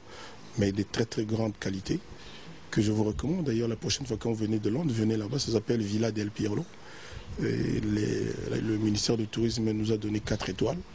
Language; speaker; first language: French; non-native, local second language; Lingala